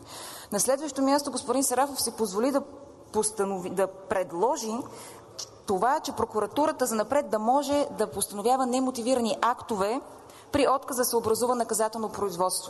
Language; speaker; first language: Bulgarian; native; Bulgarian